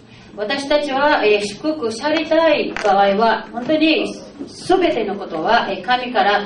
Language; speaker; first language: Japanese; non-native, fluent; Filipino